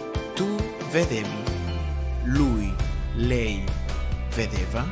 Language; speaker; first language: Italian; non-native, fluent; Spanish